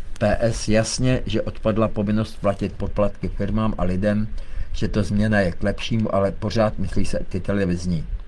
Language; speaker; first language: Czech; native; Czech